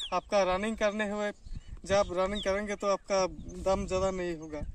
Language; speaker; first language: Hindi; non-native, local second language; Bangla